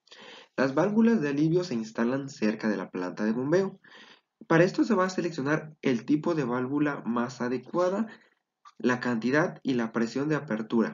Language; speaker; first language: Spanish; native; Spanish